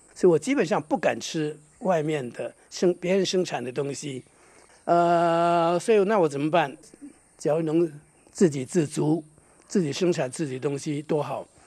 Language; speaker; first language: Chinese; non-native, local second language; Hakka Chinese